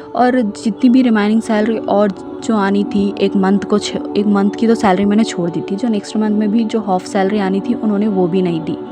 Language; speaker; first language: Hindi; non-native, local second language; Urdu